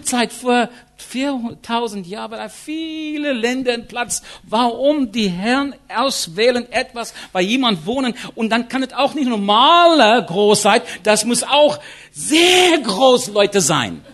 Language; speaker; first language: German; non-native, learner; English